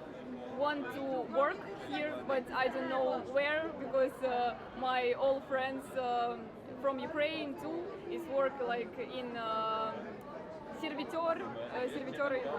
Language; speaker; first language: English; non-native, learner; Ukrainian